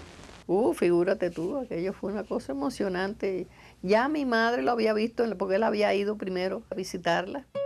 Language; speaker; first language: Spanish; native; Spanish